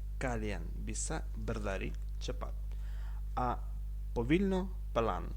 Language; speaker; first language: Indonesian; non-native, fluent; Ukrainian